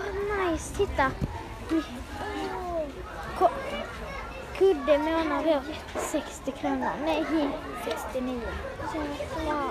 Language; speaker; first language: Swedish; native; Swedish